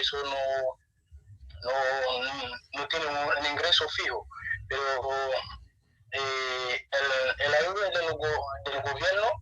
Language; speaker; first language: Spanish; non-native, learner; Haitian Creole